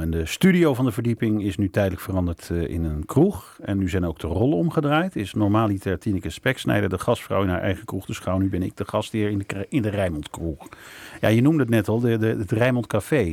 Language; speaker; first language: Dutch; native; Dutch